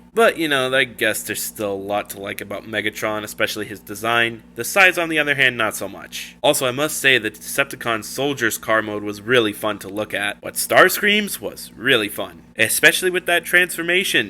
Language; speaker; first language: English; native; English